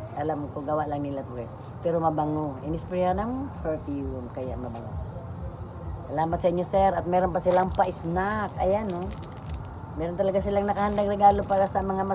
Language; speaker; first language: Filipino; non-native, local second language; Bikol